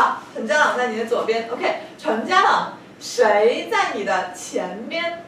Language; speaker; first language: Chinese; non-native, fluent; English